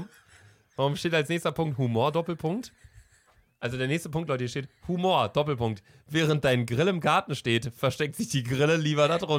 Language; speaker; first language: German; native; German